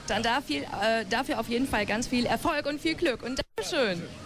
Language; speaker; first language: German; native; German